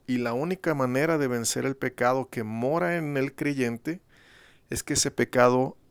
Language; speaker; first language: Spanish; native; Spanish